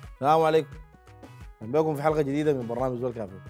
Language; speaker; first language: Arabic; native; Arabic